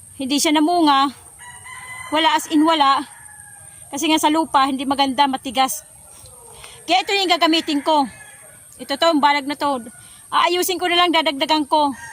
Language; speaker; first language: Filipino; non-native, local second language; Waray